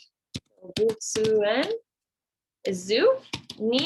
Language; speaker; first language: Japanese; non-native, fluent; English